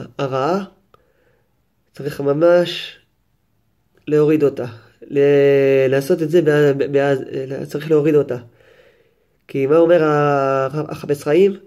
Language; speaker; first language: Hebrew; non-native, fluent; French